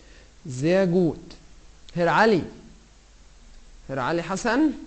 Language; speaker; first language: German; non-native, fluent; Arabic